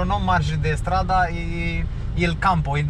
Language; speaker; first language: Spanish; non-native, learner; Romanian